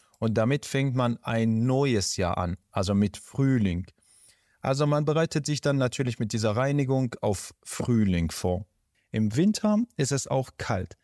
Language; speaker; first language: German; non-native, fluent; Persian